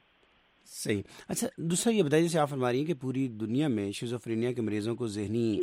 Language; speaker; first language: Urdu; native; Urdu